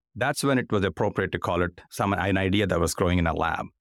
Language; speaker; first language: English; non-native, local second language; Telugu